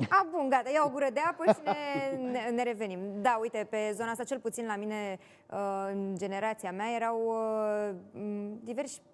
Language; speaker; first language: Romanian; native; Romanian